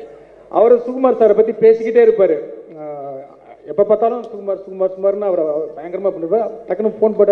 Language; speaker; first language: Tamil; non-native, local second language; Telugu